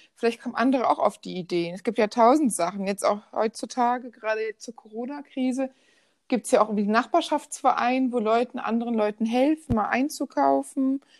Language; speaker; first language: German; native; German